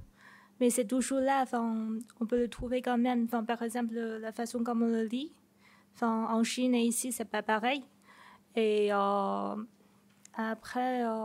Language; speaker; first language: French; non-native, fluent; Chinese